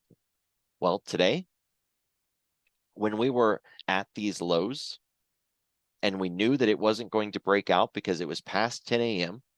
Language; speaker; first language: English; native; English